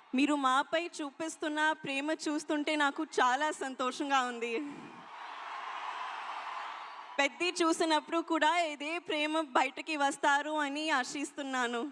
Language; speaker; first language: Telugu; non-native, learner; Hindi